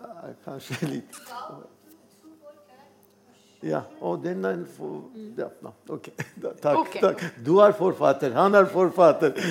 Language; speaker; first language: Swedish; non-native, learner; Armenian